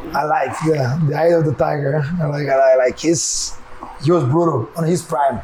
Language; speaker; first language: English; non-native, fluent; Portuguese